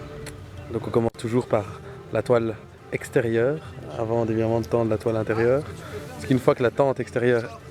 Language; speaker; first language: French; native; French